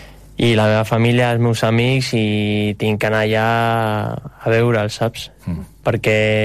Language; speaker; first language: Catalan; non-native, local second language; Spanish